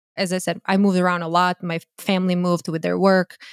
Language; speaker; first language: English; non-native, fluent; Croatian